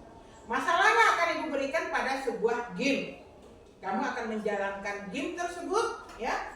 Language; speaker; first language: Indonesian; native; Indonesian